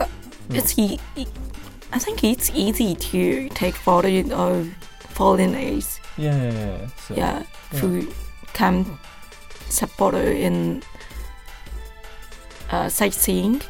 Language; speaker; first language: English; non-native, learner; Japanese